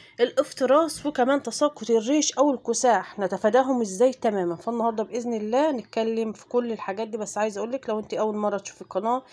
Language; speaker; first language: Arabic; native; Arabic